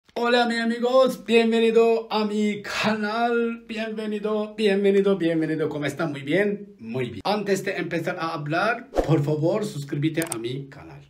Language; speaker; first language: Spanish; non-native, learner; Turkish